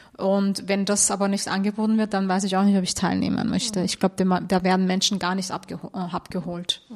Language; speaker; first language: German; early bilingual, other home language; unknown